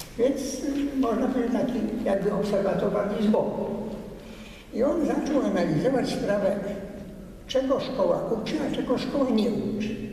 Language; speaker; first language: Polish; early bilingual, heritage; Polish